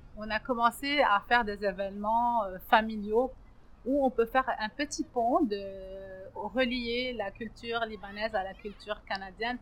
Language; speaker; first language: French; non-native, local second language; Arabic